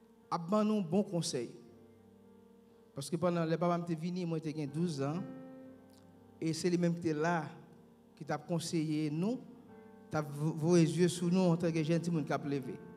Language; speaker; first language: French; native; French